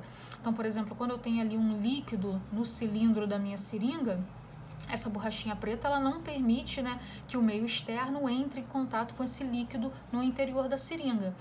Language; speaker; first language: Portuguese; native; Portuguese